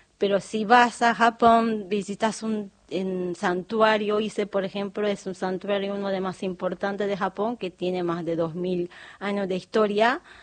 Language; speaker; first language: Spanish; non-native, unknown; Japanese